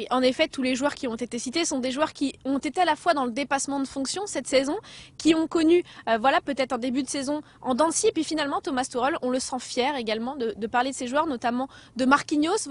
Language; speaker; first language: French; native; French